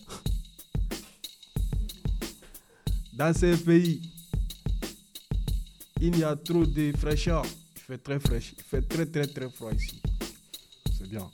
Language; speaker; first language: French; non-native, learner; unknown